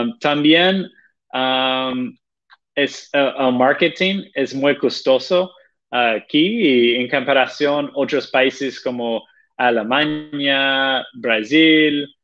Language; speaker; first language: Spanish; non-native, fluent; Portuguese